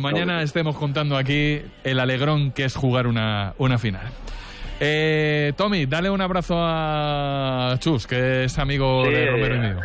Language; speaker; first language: Spanish; native; Spanish